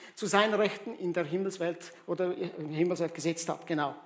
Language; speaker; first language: German; early bilingual, heritage; German